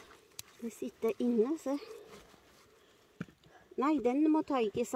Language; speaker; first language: Norwegian; non-native, learner; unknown